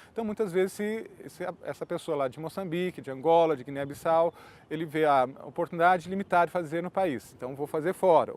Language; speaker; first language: Portuguese; native; Portuguese